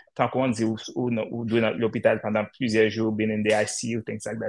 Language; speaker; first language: English; non-native, fluent; Haitian Creole